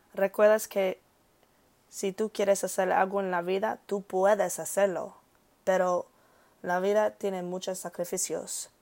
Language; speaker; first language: Spanish; early bilingual, heritage; English